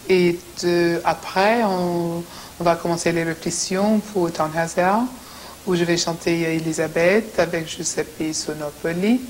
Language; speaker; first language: French; non-native, fluent; English